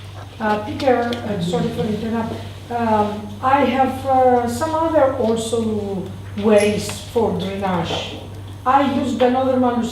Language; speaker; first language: English; non-native, fluent; Greek